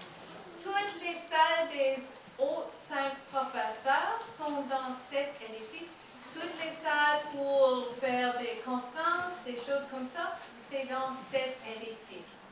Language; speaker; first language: French; non-native, learner; English